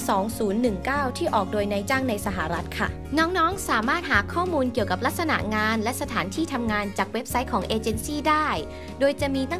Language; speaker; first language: Thai; native; Thai